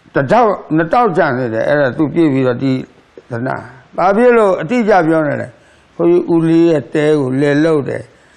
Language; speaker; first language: Burmese; non-native, local second language; Karen languages